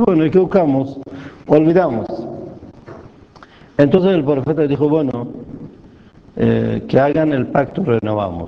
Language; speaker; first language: Spanish; non-native, fluent; Persian